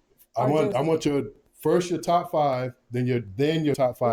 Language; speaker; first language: English; native; English